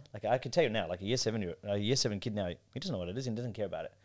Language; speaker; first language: English; native; English